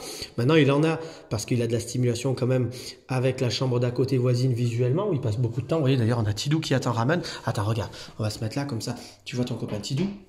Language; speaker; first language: French; native; French